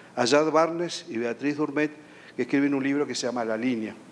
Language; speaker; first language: Spanish; native; Spanish